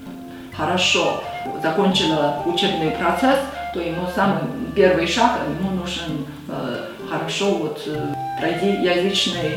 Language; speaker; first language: Russian; non-native, fluent; Chinese